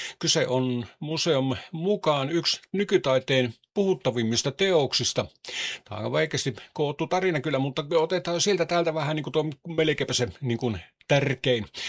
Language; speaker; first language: Finnish; native; Finnish